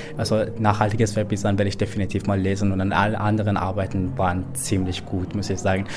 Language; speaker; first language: German; early bilingual, other home language; Persian